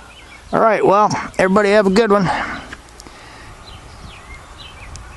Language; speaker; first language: English; native; English